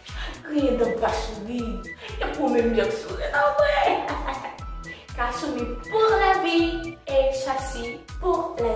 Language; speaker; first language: French; non-native, local second language; Haitian Creole